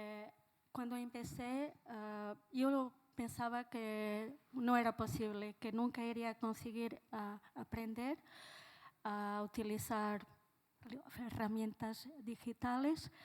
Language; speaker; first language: Spanish; non-native, fluent; Portuguese